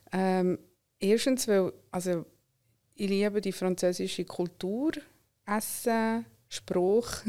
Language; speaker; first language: German; early bilingual, other home language; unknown